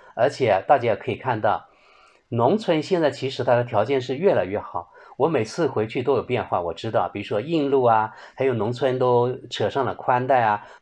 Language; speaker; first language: Chinese; native; Chinese